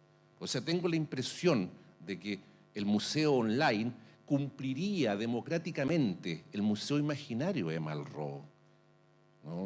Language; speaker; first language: Spanish; native; Spanish